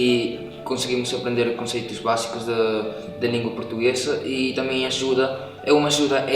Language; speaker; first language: Portuguese; non-native, fluent; Spanish